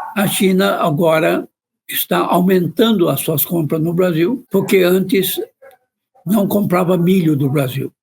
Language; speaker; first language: Portuguese; non-native, fluent; Chinese